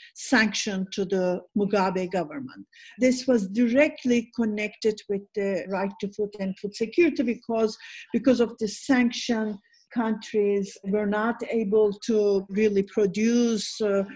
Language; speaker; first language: English; non-native, fluent; Turkish